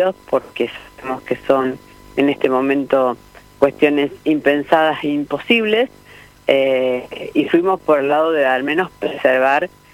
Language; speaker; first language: Spanish; native; Spanish